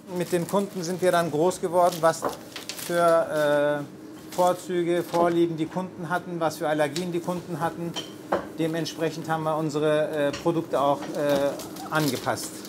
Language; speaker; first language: German; non-native, fluent; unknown